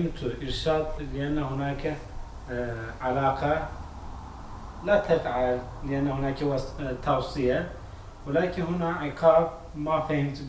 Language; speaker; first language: Arabic; non-native, fluent; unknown